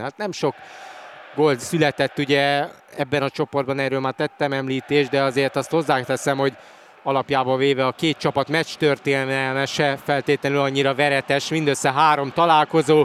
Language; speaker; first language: Hungarian; native; Hungarian